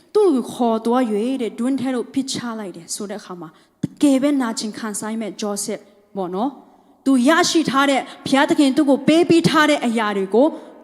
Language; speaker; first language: Burmese; non-native, local second language; Tedim Chin